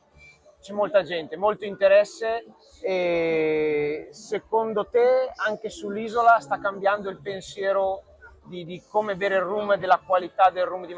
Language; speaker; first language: Italian; native; Italian